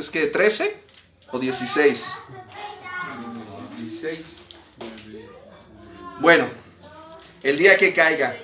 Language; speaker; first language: Spanish; native; Spanish